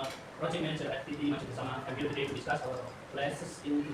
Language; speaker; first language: English; non-native, learner; Indonesian